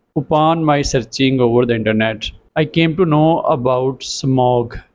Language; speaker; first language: English; non-native, local second language; Urdu